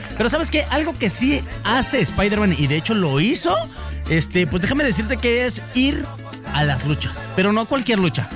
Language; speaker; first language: Spanish; native; Spanish